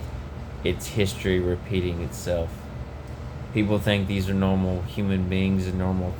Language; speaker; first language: English; native; English